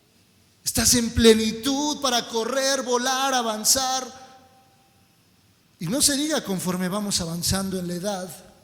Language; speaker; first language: Spanish; native; Spanish